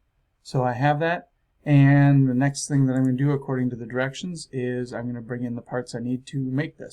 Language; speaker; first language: English; native; English